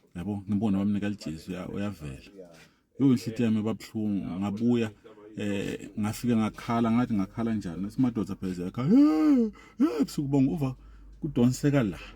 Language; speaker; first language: Zulu; non-native, local second language; Swati